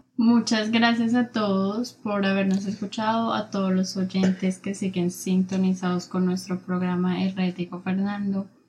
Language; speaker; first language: Spanish; native; Spanish